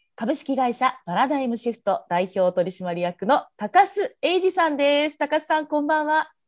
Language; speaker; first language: Japanese; native; Japanese